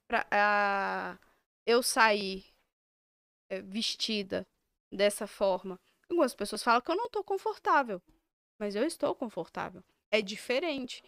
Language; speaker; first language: Portuguese; native; Portuguese